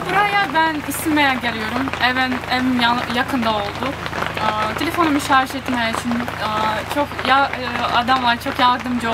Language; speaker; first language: Turkish; early bilingual, heritage; Turkish